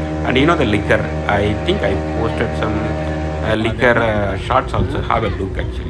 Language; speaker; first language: English; non-native, local second language; Tamil